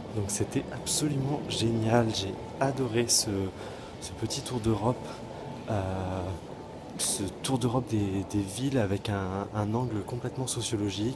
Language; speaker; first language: French; native; French